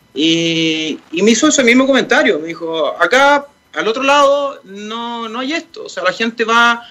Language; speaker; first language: Spanish; native; Spanish